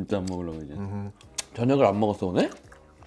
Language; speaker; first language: Korean; native; Korean